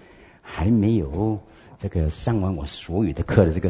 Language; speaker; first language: Chinese; native; Chinese